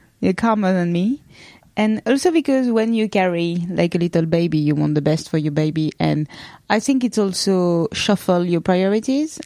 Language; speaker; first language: English; non-native, fluent; French